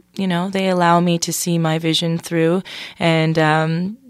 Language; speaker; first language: English; native; English